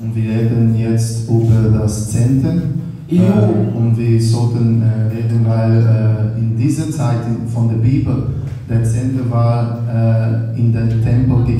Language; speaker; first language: German; non-native, learner; Portuguese